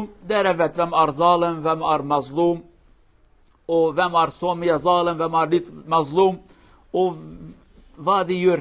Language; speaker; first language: Norwegian; non-native, fluent; Kurdish